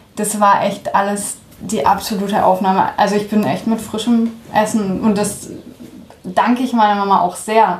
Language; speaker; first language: German; early bilingual, heritage; German